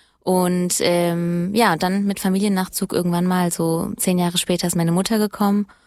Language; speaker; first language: German; early bilingual, other home language; Italian